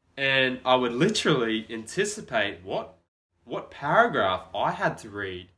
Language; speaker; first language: English; native; English